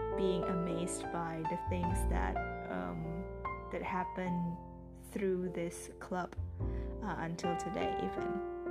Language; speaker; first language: English; non-native, fluent; Indonesian